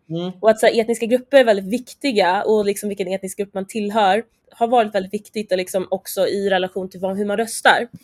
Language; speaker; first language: Swedish; native; Swedish